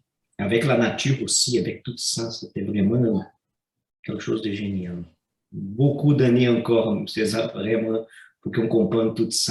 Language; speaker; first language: French; non-native, fluent; Portuguese